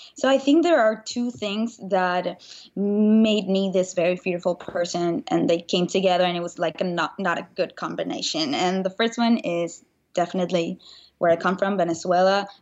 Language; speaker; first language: English; non-native, fluent; Spanish